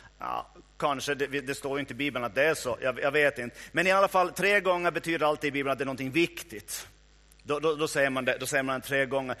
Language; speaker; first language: Swedish; native; Swedish